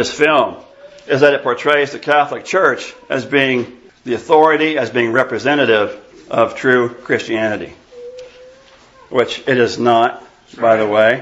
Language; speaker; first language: English; native; English